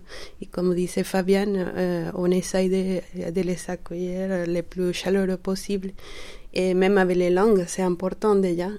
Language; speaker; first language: French; non-native, fluent; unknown